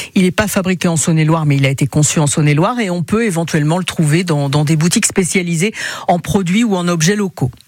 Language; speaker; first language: French; native; French